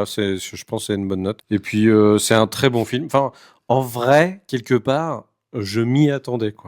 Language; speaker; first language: French; native; French